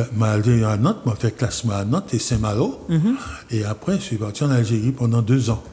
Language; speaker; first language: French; non-native, local second language; Guadeloupean Creole French